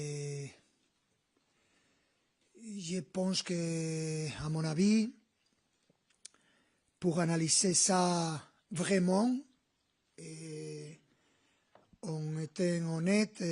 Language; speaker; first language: French; non-native, learner; Spanish